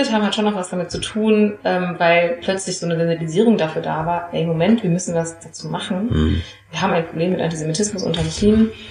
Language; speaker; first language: German; native; German